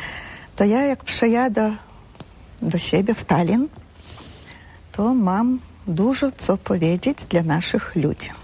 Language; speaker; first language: Polish; early bilingual, heritage; Polish